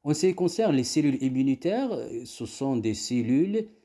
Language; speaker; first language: French; non-native, local second language; Arabic